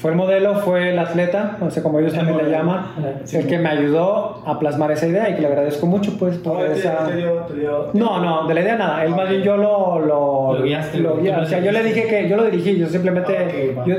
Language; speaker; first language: Spanish; native; Spanish